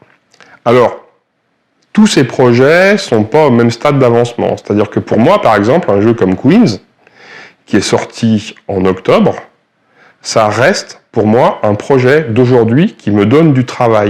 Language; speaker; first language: French; native; French